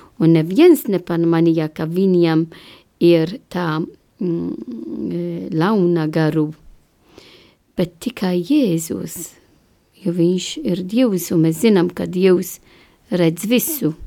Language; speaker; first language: Latvian; non-native, learner; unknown